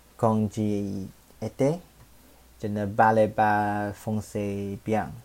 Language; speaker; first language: French; non-native, learner; Chinese